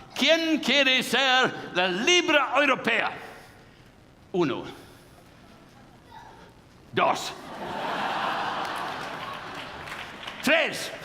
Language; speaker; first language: Spanish; non-native, fluent; English